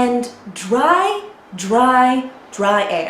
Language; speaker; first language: English; native; English